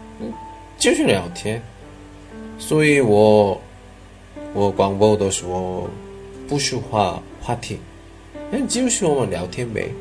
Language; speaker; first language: Chinese; non-native, learner; Korean